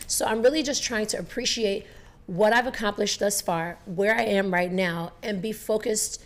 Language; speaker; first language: English; native; English